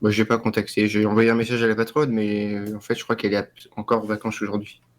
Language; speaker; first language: French; native; French